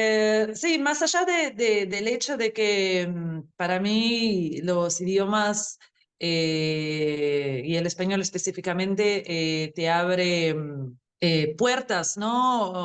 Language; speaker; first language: Spanish; non-native, fluent; Portuguese